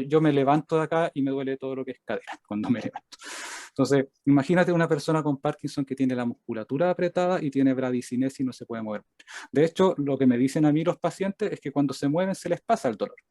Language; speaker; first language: Spanish; native; Spanish